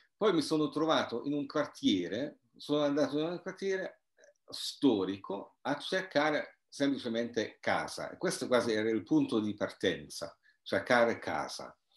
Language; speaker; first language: Italian; non-native, fluent; German